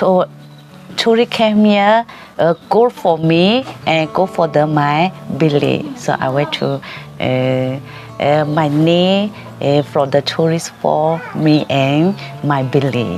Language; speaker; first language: English; non-native, learner; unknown